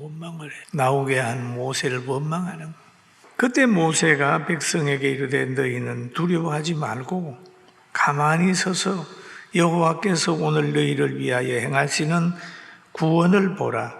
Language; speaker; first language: Korean; native; Korean